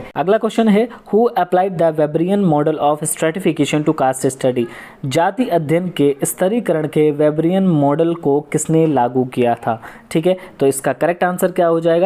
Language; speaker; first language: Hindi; native; Hindi